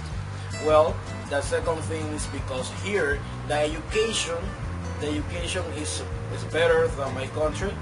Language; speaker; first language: English; non-native, fluent; Spanish